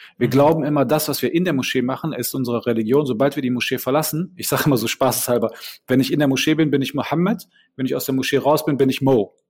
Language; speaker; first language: German; early bilingual, other home language; Bosnian